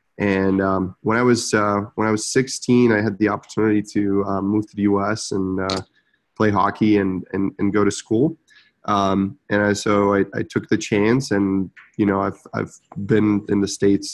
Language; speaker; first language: English; non-native, fluent; Czech